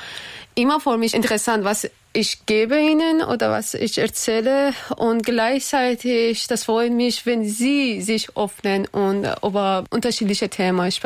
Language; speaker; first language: German; non-native, learner; Persian